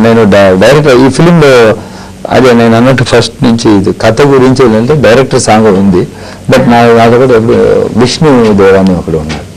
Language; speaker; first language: Telugu; non-native, learner; Tamil